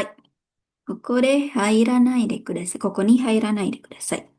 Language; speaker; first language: Japanese; non-native, fluent; Indonesian